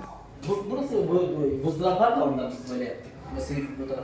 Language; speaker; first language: Turkish; non-native, learner; Bangla